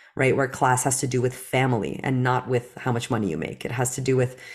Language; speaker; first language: English; early bilingual, other home language; Russian